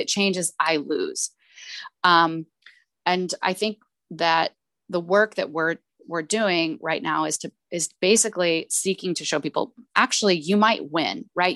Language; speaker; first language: English; native; English